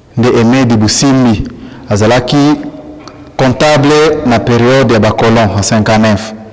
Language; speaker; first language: Lingala; non-native, local second language; Swahili